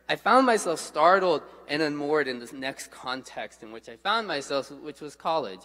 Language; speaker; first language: English; native; English